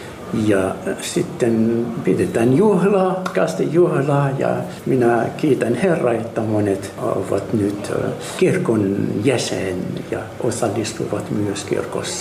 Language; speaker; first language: Finnish; non-native, fluent; Arabic